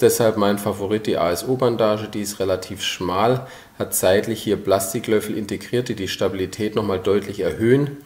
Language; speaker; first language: German; native; German